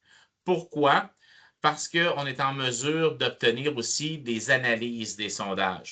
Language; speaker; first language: French; native; French